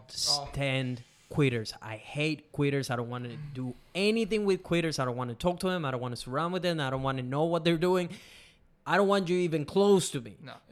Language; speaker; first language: English; non-native, fluent; Spanish